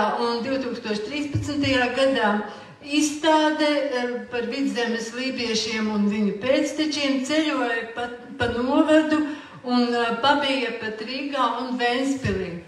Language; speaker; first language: Latvian; native; Latvian